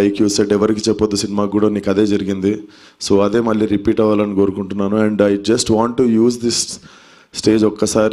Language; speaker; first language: Telugu; native; Telugu